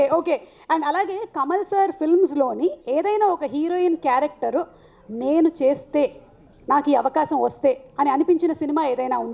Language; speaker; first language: Telugu; native; Telugu